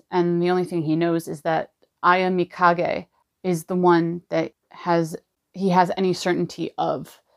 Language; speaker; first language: English; native; English